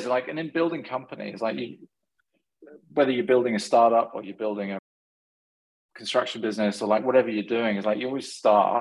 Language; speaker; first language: English; native; English